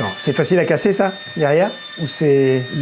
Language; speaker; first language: French; native; French